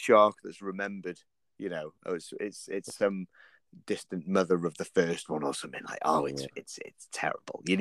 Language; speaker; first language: English; native; English